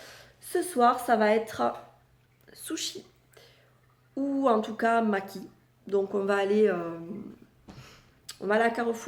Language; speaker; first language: French; native; French